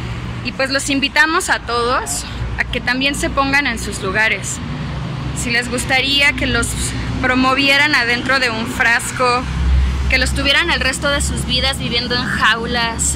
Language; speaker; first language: Spanish; native; Spanish